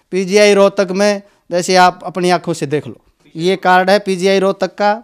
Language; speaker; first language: Hindi; native; Hindi